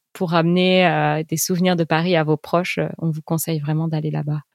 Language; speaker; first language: French; native; French